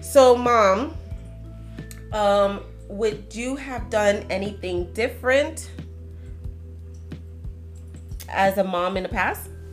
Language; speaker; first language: English; early bilingual, other home language; Spanish